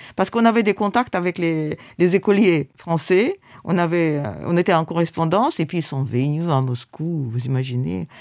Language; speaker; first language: French; non-native, fluent; Russian